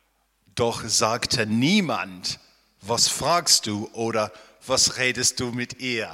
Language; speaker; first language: German; non-native, fluent; English